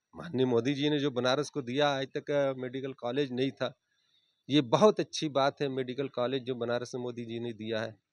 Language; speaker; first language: Hindi; native; Hindi